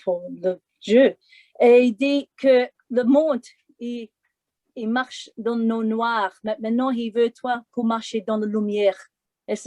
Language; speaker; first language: French; non-native, learner; English